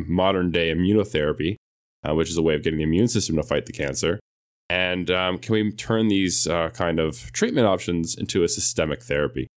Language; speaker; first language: English; native; English